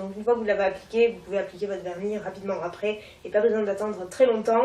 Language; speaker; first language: French; native; French